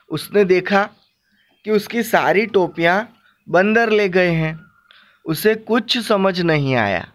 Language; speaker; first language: Hindi; non-native, local second language; Gujarati